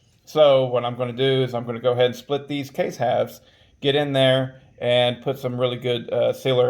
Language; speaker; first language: English; native; English